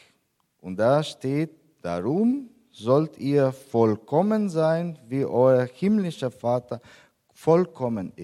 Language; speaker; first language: German; non-native, fluent; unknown